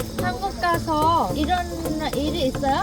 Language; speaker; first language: Korean; non-native, local second language; Vietnamese